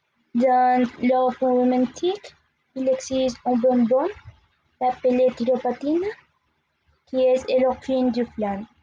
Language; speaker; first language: French; non-native, learner; Spanish